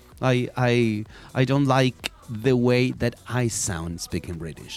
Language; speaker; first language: English; non-native, fluent; Spanish